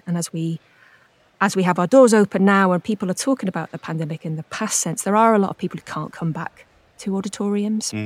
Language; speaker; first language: English; native; English